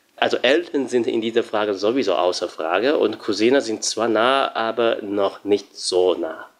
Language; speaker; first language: German; non-native, fluent; Chinese